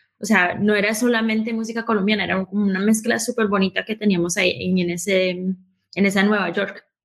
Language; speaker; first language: Spanish; early bilingual, heritage; Spanish